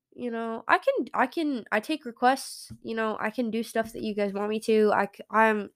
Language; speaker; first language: English; native; English